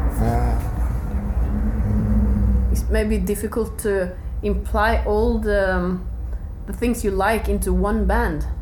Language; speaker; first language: English; non-native, learner; Norwegian